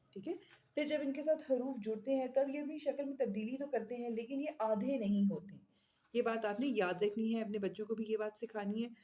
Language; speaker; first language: Urdu; native; Urdu